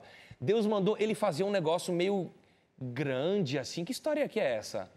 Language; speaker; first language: Portuguese; native; Portuguese